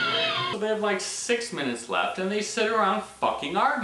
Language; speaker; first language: English; native; English